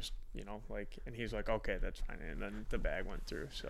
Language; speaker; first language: English; native; English